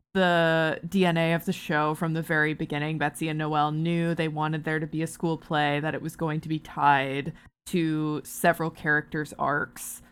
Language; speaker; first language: English; native; English